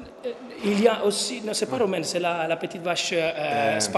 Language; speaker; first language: French; non-native, learner; Italian